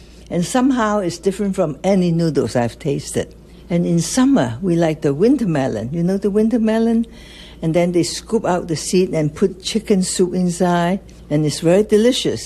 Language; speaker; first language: English; non-native, local second language; Cantonese